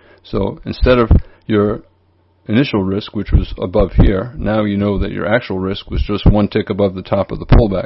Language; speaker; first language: English; native; English